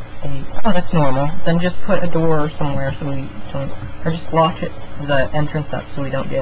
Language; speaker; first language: English; native; English